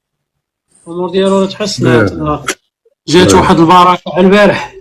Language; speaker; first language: Arabic; native; Arabic